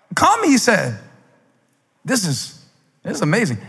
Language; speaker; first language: English; native; English